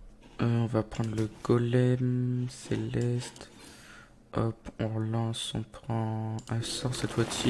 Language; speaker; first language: French; native; French